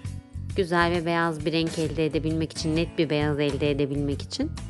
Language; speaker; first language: Turkish; native; Turkish